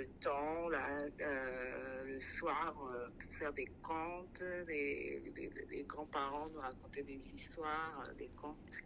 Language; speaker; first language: French; non-native, local second language; Sango